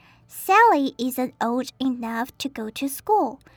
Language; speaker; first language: English; non-native, fluent; Chinese